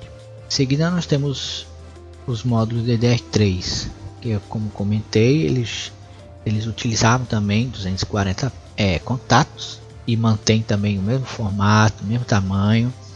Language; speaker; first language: Portuguese; native; Portuguese